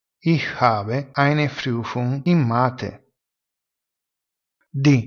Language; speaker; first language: German; non-native, fluent; Italian